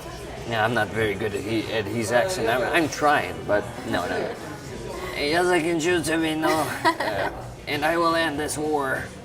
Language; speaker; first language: English; non-native, fluent; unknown